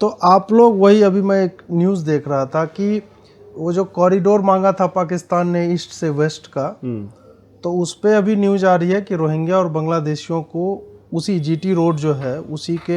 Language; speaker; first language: Hindi; native; Hindi